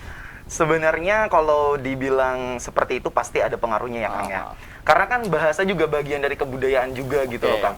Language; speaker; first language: Indonesian; non-native, local second language; Javanese